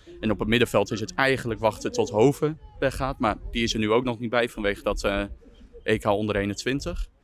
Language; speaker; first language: Dutch; native; Dutch